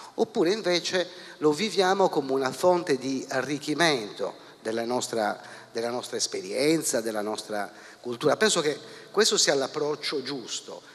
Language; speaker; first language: Italian; native; Italian